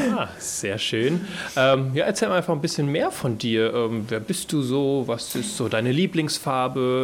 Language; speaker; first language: German; native; German